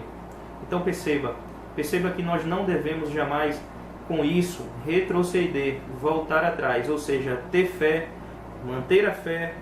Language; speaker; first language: Portuguese; native; Portuguese